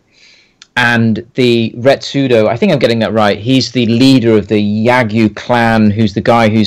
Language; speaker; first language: English; native; English